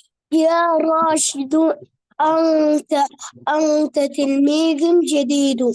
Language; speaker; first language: Arabic; non-native, learner; Bangla